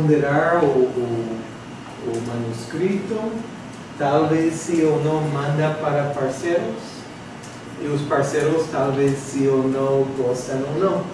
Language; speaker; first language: Portuguese; non-native, fluent; English